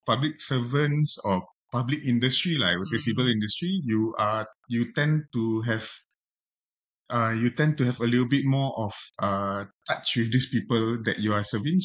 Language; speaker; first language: English; non-native, local second language; Malay